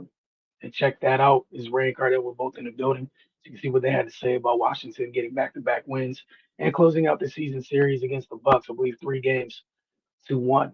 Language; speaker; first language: English; native; English